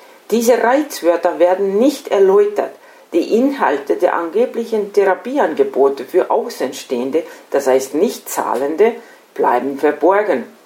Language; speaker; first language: German; non-native, fluent; Estonian